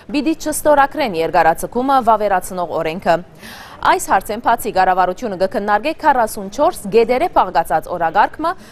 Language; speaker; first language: Armenian; early bilingual, heritage; Armenian